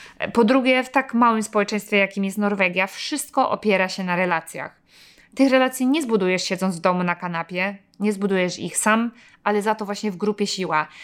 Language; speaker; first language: Polish; native; Polish